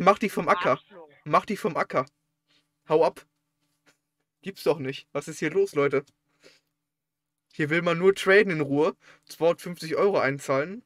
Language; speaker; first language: German; native; German